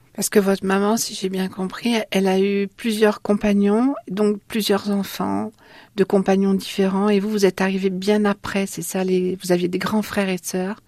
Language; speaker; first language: French; native; French